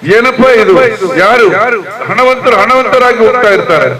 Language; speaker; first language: Kannada; native; Kannada